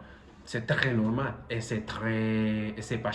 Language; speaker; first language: French; non-native, learner; Spanish